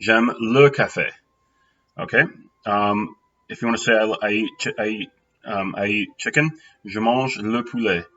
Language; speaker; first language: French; non-native, fluent; English